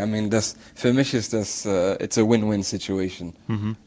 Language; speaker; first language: German; early bilingual, other home language; English